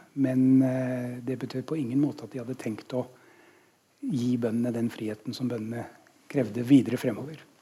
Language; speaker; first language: Norwegian; non-native, fluent; English